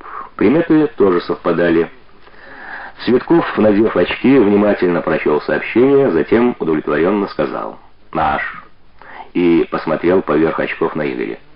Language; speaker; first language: Russian; native; Russian